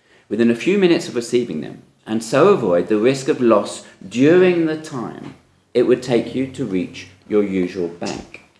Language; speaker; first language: English; native; English